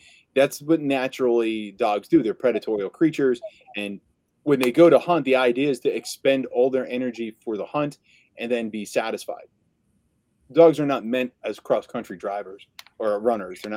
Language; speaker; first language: English; native; English